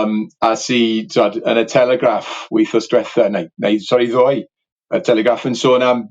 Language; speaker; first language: Welsh; native; Welsh